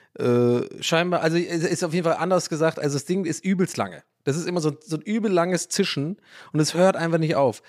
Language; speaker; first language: German; early bilingual, other home language; English